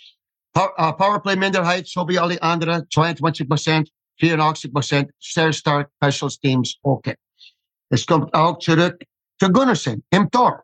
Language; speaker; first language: German; non-native, fluent; English